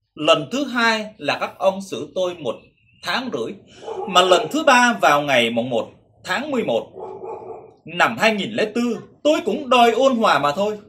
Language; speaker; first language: Vietnamese; non-native, local second language; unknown